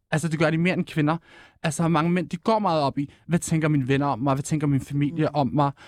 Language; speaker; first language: Danish; early bilingual, other home language; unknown